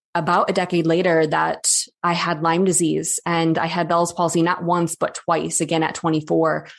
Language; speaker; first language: English; native; English